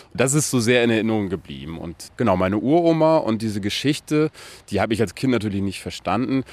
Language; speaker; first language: German; native; German